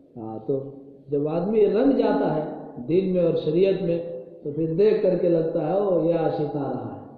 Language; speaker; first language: Urdu; native; Urdu